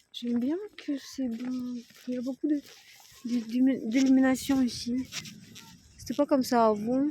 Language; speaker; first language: French; non-native, fluent; Russian